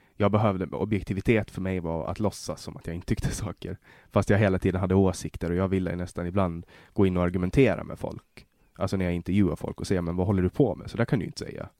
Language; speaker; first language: Swedish; native; Swedish